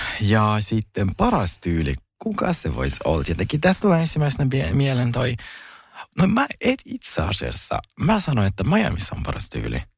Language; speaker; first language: Finnish; early bilingual, other home language; Russian